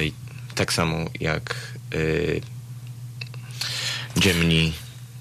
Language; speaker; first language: Polish; early bilingual, heritage; Polish